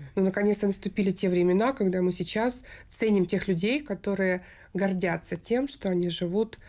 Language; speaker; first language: Russian; native; Russian